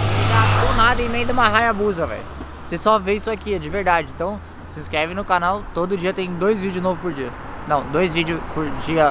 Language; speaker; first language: Portuguese; native; Portuguese